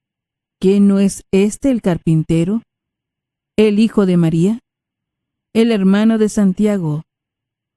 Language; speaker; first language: Spanish; native; Spanish